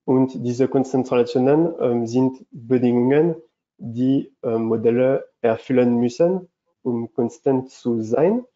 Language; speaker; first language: German; non-native, fluent; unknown